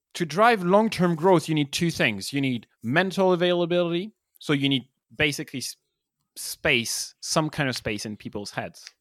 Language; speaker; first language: English; non-native, fluent; French